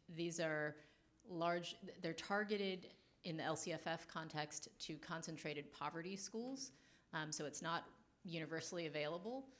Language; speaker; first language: English; native; English